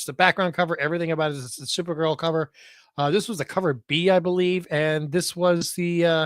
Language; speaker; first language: English; native; English